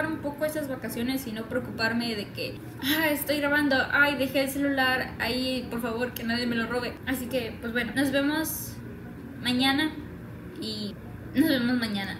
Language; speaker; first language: Spanish; native; Spanish